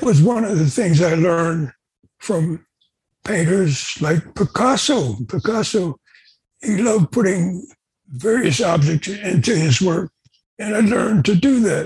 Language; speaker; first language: English; native; English